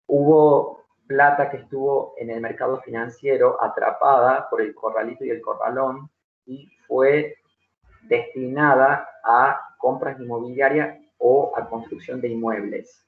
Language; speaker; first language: Spanish; native; Spanish